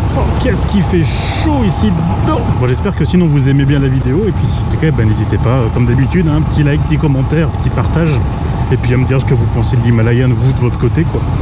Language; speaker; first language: French; native; French